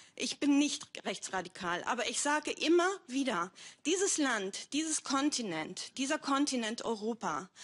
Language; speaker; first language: German; non-native, fluent; Greek